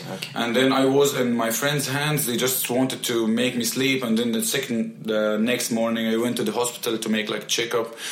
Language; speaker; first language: English; non-native, fluent; Arabic